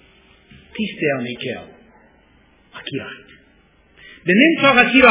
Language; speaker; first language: Hungarian; non-native, fluent; English